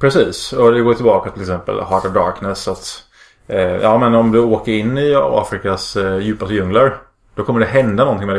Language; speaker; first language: Swedish; native; Swedish